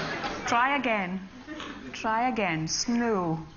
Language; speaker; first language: English; native; English